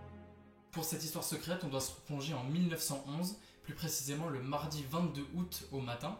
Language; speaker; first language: French; native; French